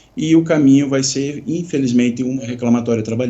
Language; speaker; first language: Portuguese; native; Portuguese